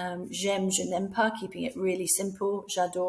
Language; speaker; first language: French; non-native, fluent; English